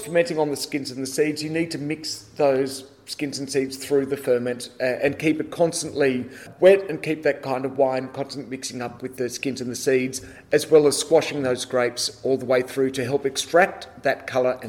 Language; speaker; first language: English; native; English